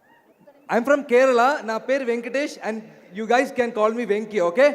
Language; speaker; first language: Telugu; non-native, learner; Malayalam